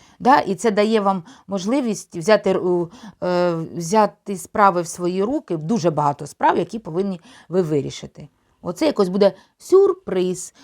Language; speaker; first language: Ukrainian; non-native, local second language; Russian